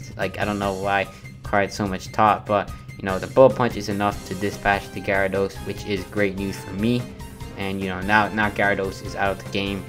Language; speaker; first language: English; native; English